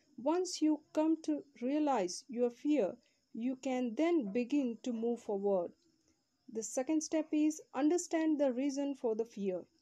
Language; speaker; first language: English; non-native, local second language; Kannada